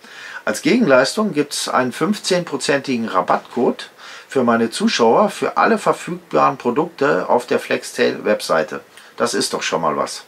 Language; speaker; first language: German; native; German